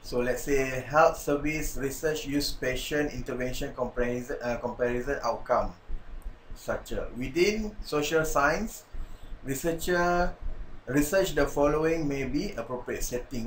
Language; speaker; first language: English; non-native, local second language; Malay